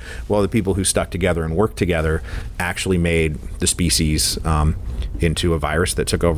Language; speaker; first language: English; native; English